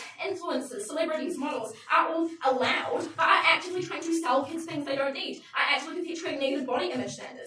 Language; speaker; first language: English; native; English